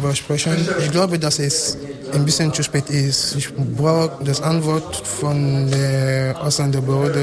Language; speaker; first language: German; non-native, learner; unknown